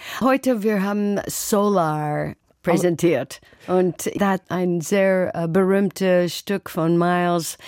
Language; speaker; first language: German; non-native, learner; English